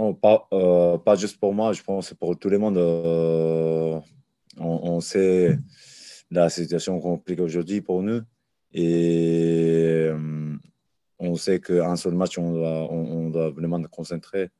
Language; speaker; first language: French; non-native, learner; Japanese